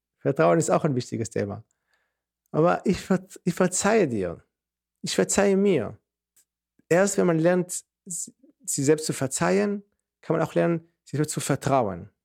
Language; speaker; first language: German; non-native, fluent; Hebrew